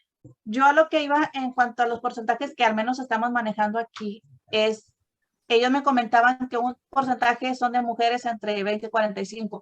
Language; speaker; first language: Spanish; native; Spanish